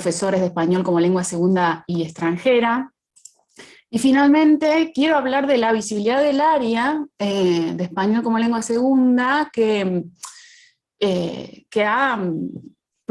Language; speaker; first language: Spanish; native; Spanish